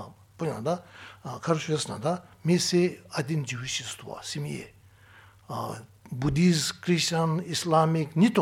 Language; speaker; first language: Russian; non-native, learner; Tibetan